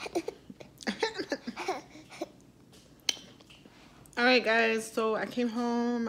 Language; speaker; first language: English; native; English